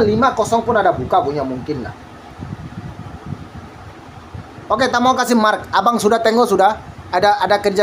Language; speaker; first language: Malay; non-native, learner; Bangla